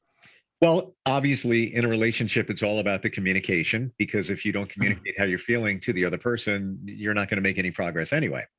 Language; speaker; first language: English; native; English